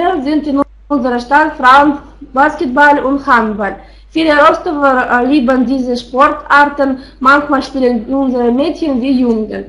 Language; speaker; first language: German; non-native, learner; Russian